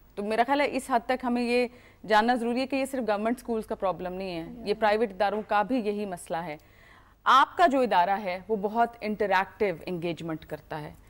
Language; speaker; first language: Hindi; native; Hindi